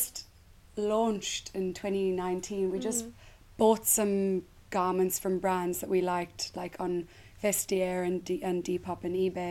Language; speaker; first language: English; native; English